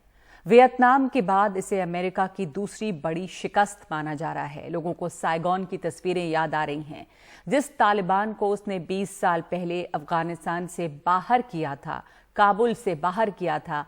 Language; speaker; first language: Hindi; native; Hindi